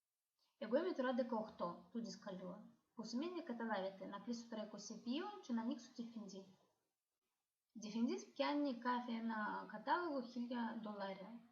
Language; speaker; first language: Greek; non-native, fluent; Ukrainian